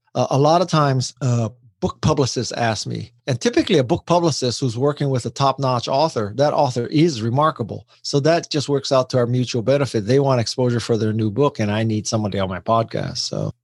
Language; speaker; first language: English; native; English